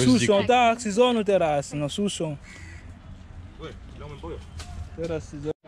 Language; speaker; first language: Polish; non-native, learner; Swahili